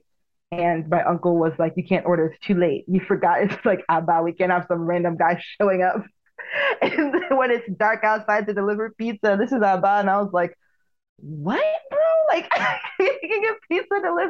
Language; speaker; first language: English; early bilingual, other home language; Igbo